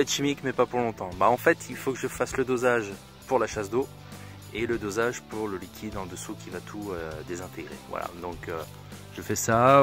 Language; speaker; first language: French; native; French